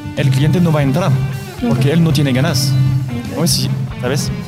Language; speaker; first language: Spanish; non-native, fluent; French